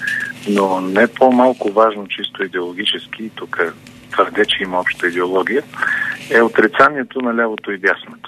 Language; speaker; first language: Bulgarian; native; Bulgarian